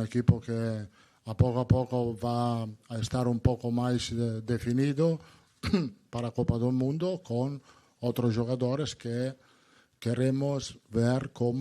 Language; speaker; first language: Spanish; non-native, fluent; Italian